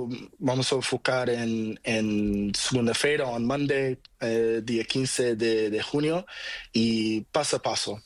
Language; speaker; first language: Spanish; non-native, learner; Portuguese